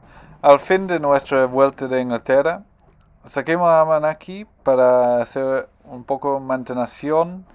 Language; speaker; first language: Spanish; non-native, learner; English